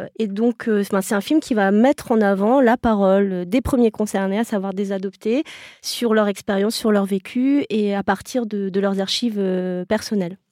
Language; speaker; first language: French; native; French